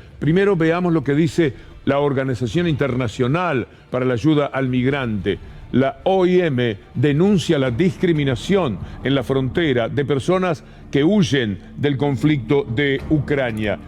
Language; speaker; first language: Spanish; native; Spanish